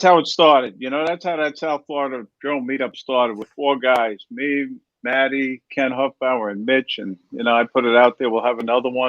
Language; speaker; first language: English; native; English